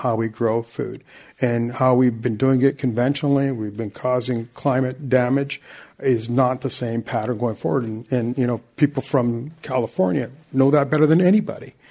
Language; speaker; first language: English; native; English